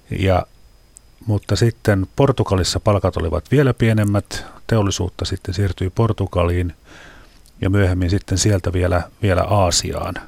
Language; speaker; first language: Finnish; native; Finnish